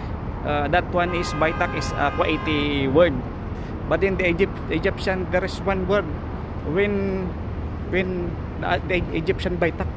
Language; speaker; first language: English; non-native, learner; Filipino